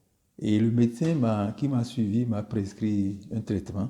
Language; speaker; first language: French; non-native, local second language; Fon